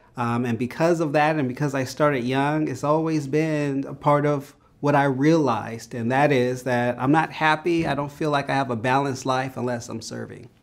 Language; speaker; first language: English; native; English